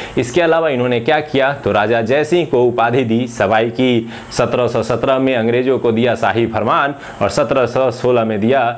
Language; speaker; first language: Hindi; non-native, local second language; Marathi